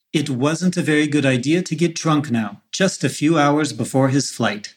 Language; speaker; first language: English; non-native, fluent; Russian